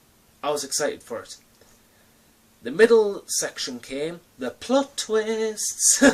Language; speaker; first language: English; native; English